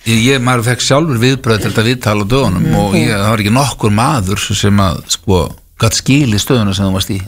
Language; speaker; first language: Icelandic; native; Icelandic